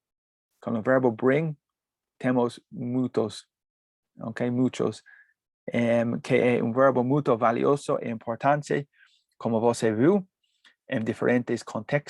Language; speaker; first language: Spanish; non-native, learner; English